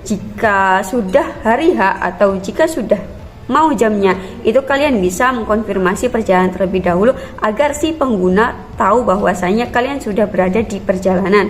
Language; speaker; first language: Indonesian; native; Indonesian